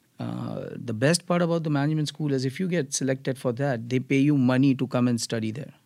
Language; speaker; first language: English; non-native, local second language; Gujarati